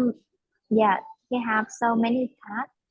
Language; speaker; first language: English; non-native, learner; Vietnamese